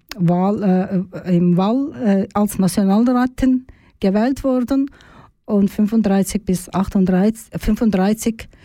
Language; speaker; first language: German; non-native, learner; Turkish